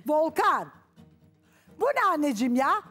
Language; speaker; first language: Turkish; native; Turkish